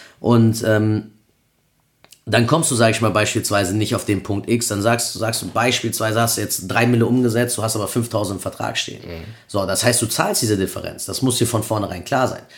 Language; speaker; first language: German; early bilingual, other home language; Spanish